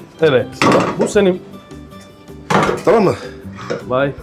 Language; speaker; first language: Turkish; non-native, learner; French